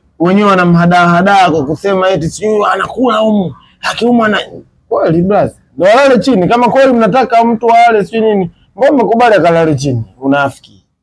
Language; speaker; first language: Swahili; native; Swahili